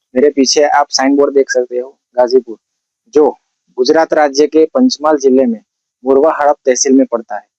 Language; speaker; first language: Hindi; non-native, local second language; Gujarati